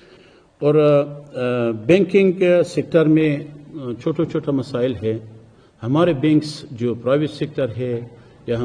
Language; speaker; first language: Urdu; non-native, fluent; Persian